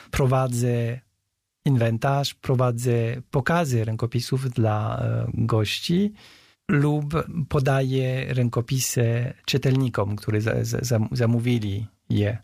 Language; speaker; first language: Polish; non-native, fluent; French